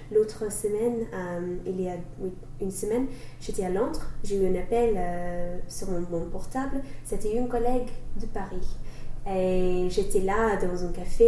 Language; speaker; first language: French; non-native, fluent; English